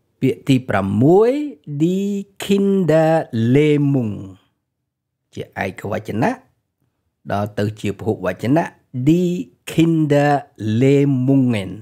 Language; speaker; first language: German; non-native, fluent; Khmer